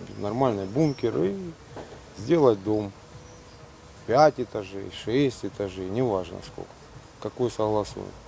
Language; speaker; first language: Russian; native; Russian